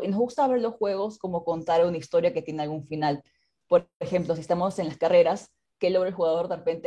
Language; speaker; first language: Spanish; native; Spanish